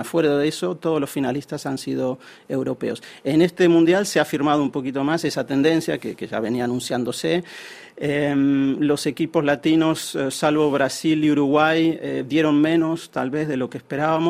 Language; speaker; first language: Spanish; native; Spanish